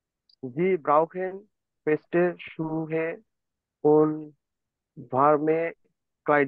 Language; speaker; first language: German; non-native, learner; Bangla